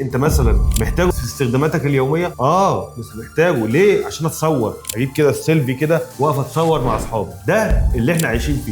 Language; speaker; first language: Arabic; native; Arabic